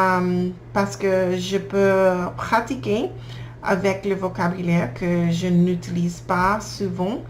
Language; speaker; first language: French; non-native, learner; English